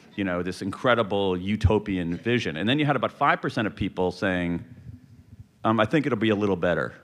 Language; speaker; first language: English; native; English